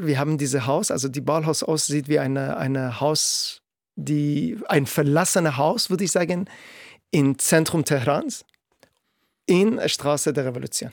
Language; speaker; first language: German; non-native, fluent; Persian